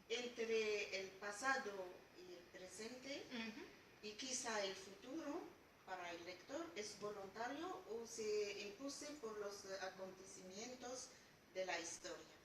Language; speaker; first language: Spanish; non-native, learner; Arabic